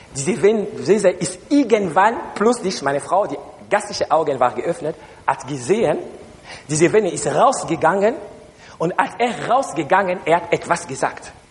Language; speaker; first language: German; non-native, learner; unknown